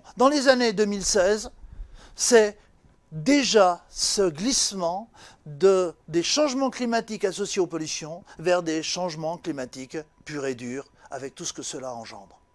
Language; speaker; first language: French; native; French